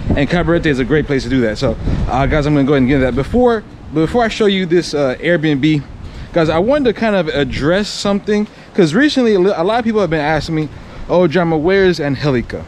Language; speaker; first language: English; native; English